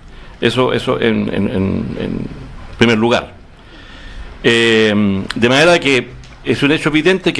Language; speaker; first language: Spanish; native; Spanish